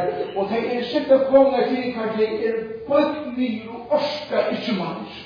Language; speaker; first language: Swedish; non-native, learner; Faroese